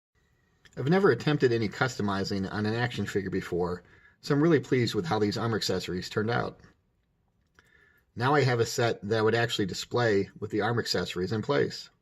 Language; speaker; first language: English; native; English